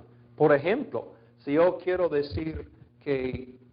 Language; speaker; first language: Spanish; non-native, fluent; English